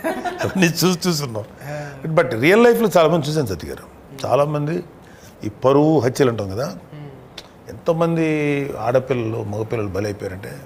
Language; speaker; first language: Telugu; native; Telugu